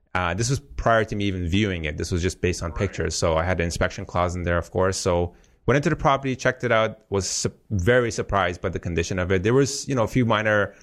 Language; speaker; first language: English; early bilingual, heritage; Persian